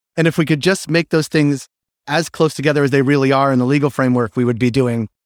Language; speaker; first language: English; native; English